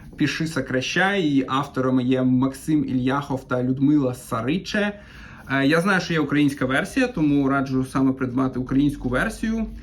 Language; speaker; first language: Ukrainian; non-native, local second language; Russian